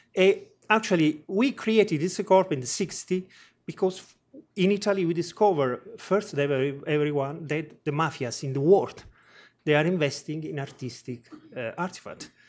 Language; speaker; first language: English; non-native, fluent; Italian